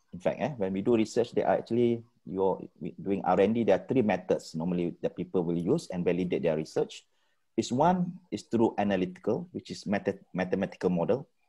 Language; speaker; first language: English; non-native, local second language; Malay